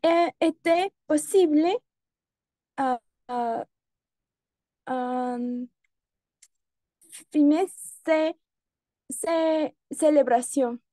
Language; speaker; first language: French; non-native, learner; Spanish